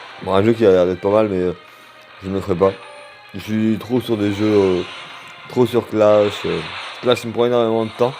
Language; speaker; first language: French; native; French